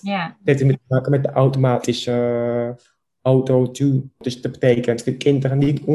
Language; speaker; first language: Dutch; non-native, local second language; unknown